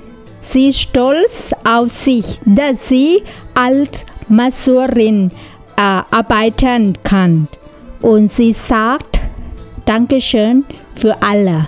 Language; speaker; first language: German; non-native, learner; Thai